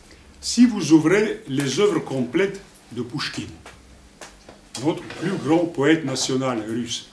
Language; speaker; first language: French; non-native, fluent; Russian